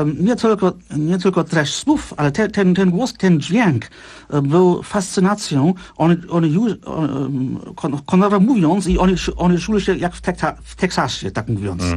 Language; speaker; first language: Polish; non-native, fluent; Czech